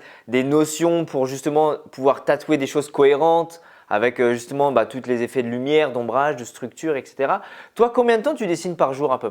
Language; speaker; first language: French; native; French